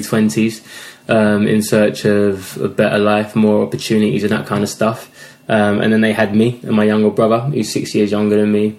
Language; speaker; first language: English; native; English